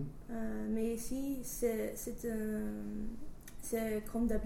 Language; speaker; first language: French; non-native, learner; English